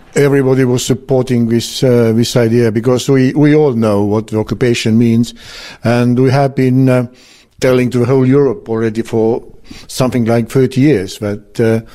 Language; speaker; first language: English; non-native, fluent; Estonian